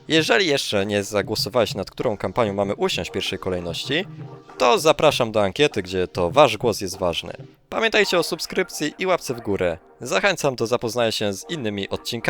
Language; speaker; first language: Polish; native; Polish